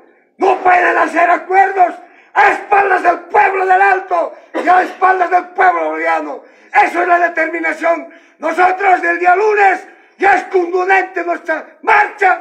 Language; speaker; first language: Spanish; native; Spanish